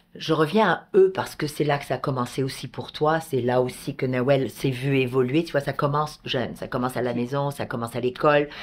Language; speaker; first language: French; native; French